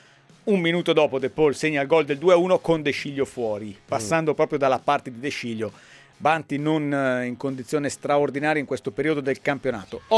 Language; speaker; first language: Italian; native; Italian